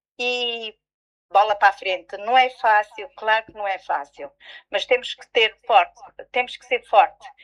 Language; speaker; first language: Portuguese; early bilingual, heritage; Portuguese